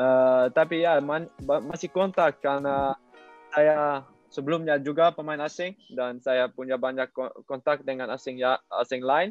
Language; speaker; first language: Indonesian; non-native, learner; Dutch